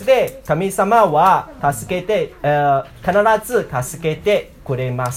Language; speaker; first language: Japanese; non-native, learner; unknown